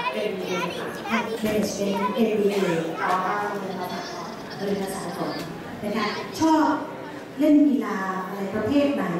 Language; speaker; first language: Thai; native; Thai